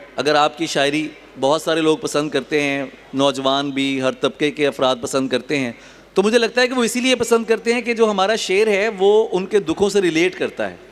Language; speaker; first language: Urdu; non-native, local second language; Punjabi